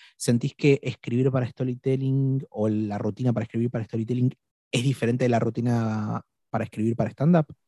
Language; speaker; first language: Spanish; native; Spanish